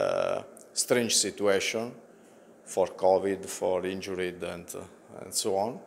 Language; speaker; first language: English; non-native, learner; Italian